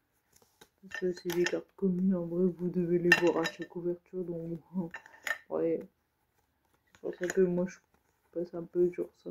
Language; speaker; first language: French; native; French